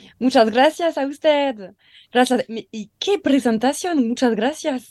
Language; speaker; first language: Spanish; non-native, learner; French